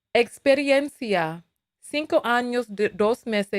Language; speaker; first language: Spanish; non-native, learner; English